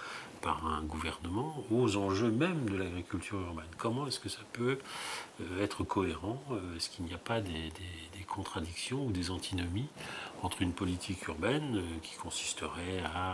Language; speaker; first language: French; native; French